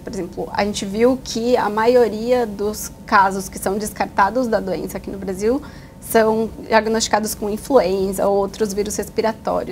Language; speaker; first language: Portuguese; native; Portuguese